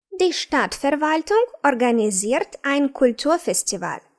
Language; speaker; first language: German; non-native, fluent; Ukrainian